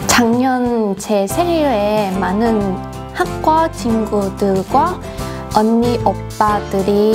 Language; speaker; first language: Korean; non-native, learner; Vietnamese